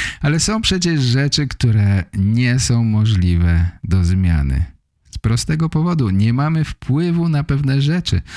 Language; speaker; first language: Polish; native; Polish